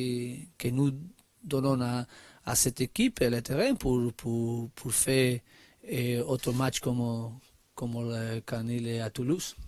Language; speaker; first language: French; non-native, learner; Spanish